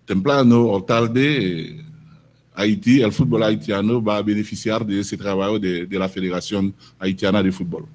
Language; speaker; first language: Spanish; non-native, learner; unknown